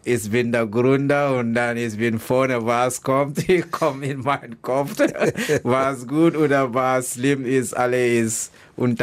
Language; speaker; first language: German; non-native, learner; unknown